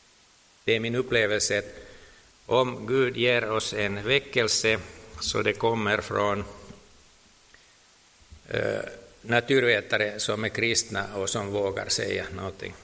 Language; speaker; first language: Swedish; non-native, local second language; Finnish